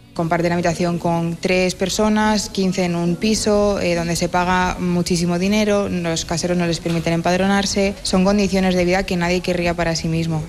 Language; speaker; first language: Spanish; native; Spanish